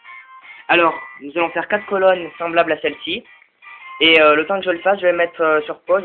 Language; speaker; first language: French; native; French